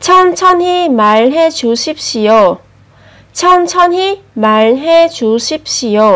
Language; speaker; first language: Korean; non-native, fluent; Vietnamese